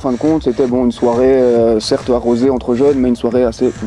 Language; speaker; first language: French; native; French